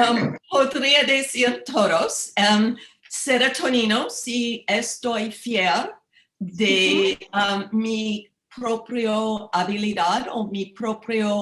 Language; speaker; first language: Spanish; non-native, learner; English